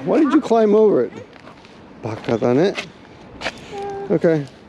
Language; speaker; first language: English; native; English